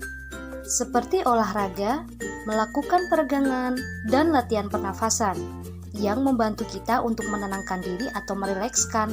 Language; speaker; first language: Indonesian; native; Indonesian